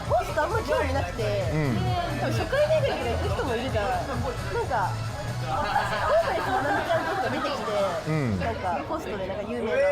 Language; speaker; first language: Japanese; native; Japanese